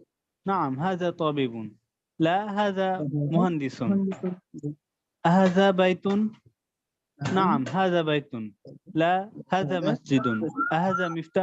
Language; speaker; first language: Arabic; non-native, learner; Bangla